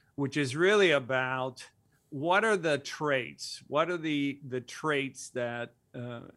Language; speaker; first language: English; early bilingual, other home language; Spanish